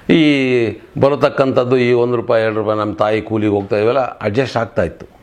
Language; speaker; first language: Kannada; native; Kannada